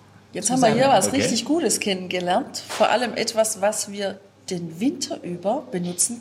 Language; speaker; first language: German; native; German